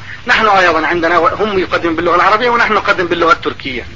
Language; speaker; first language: Arabic; non-native, fluent; Turkish